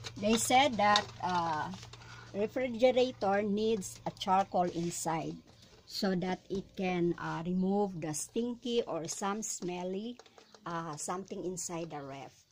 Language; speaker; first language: English; non-native, local second language; Filipino